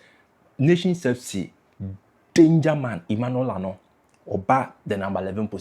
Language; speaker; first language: English; non-native, local second language; Akan